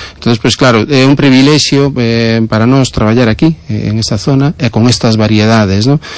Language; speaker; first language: Galician; native; Galician